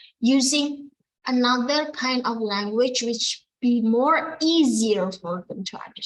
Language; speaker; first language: English; non-native, fluent; Indonesian